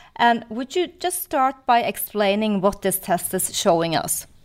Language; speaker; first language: English; non-native, fluent; Norwegian